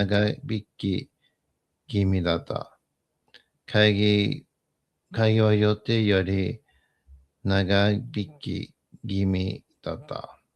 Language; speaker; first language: Japanese; non-native, learner; English